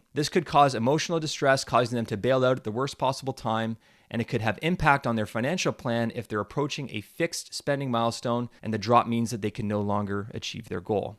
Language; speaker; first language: English; native; English